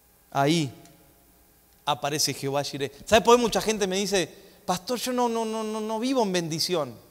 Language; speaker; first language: Spanish; native; Spanish